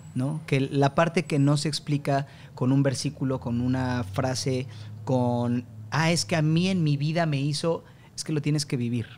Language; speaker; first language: Spanish; native; Spanish